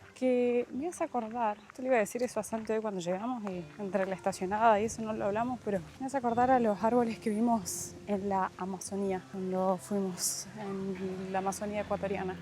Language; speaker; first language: Spanish; native; Spanish